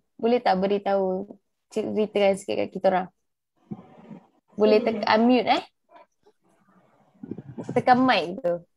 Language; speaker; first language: Malay; native; Malay